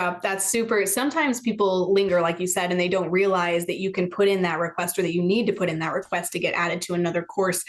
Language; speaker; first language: English; native; English